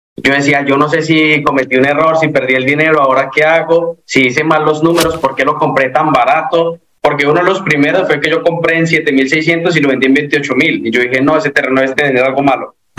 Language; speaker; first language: Spanish; native; Spanish